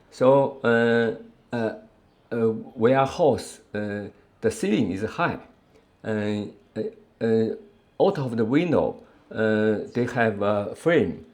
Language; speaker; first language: English; non-native, learner; Chinese